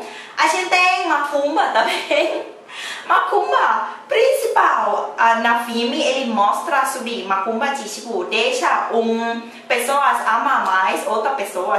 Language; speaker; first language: Portuguese; non-native, learner; Thai